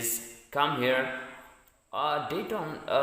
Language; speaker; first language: English; non-native, learner; Indonesian